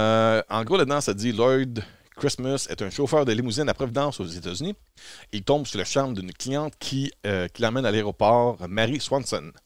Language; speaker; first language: French; native; French